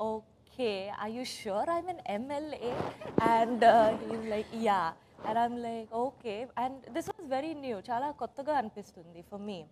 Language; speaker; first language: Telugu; non-native, learner; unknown